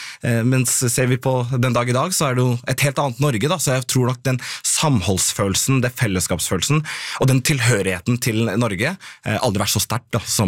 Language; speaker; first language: Norwegian; native; Norwegian